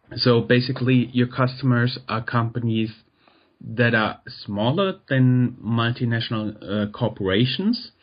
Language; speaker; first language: English; non-native, fluent; German